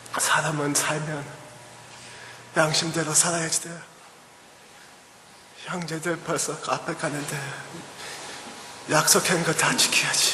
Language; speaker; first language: Korean; early bilingual, heritage; English